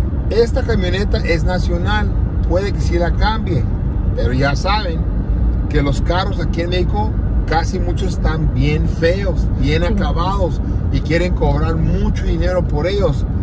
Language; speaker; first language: Spanish; early bilingual, heritage; Spanish